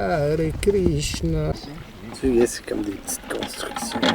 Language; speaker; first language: French; native; French